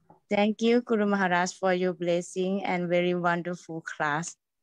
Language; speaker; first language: English; non-native, learner; Thai